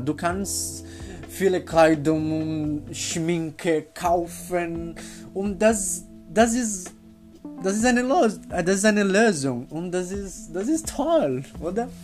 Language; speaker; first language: German; non-native, learner; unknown